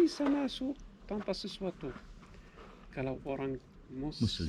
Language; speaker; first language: Indonesian; non-native, learner; Arabic